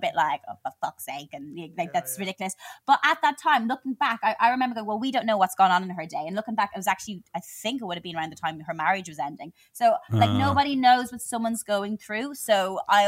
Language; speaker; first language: English; native; English